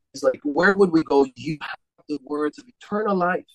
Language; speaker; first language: English; non-native, fluent; Romanian